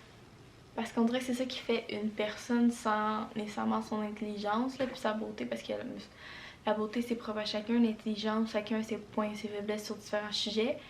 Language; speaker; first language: French; native; French